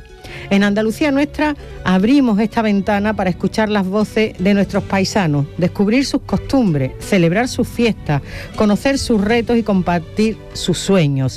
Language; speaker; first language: Spanish; native; Spanish